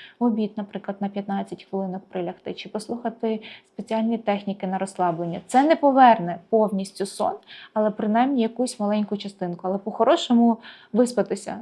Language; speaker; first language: Ukrainian; native; Ukrainian